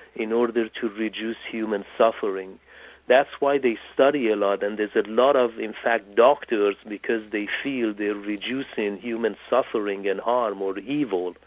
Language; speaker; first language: English; native; English